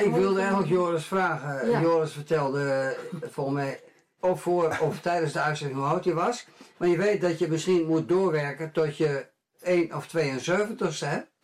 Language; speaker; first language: Dutch; native; Dutch